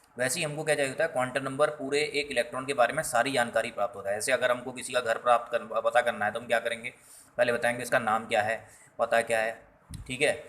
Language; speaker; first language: Hindi; native; Hindi